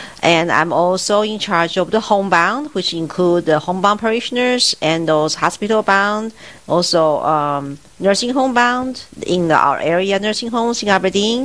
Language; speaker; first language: English; non-native, fluent; Chinese